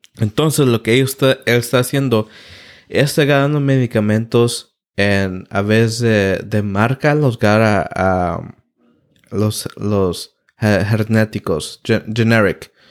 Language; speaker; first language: Spanish; early bilingual, heritage; Spanish